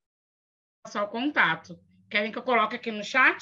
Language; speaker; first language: Portuguese; native; Portuguese